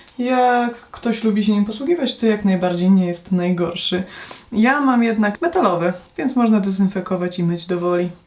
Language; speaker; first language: Polish; native; Polish